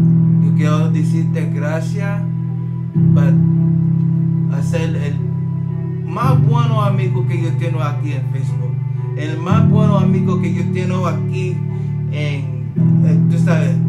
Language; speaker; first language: Spanish; non-native, learner; English